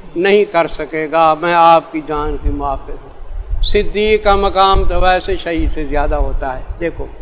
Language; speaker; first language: Urdu; non-native, local second language; Saraiki